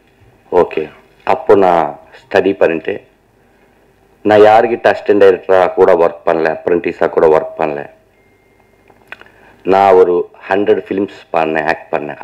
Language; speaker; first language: Tamil; non-native, learner; Telugu